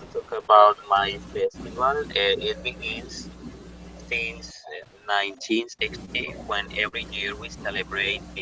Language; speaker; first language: English; non-native, learner; Spanish